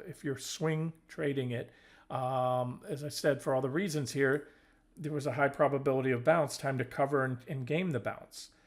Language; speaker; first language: English; native; English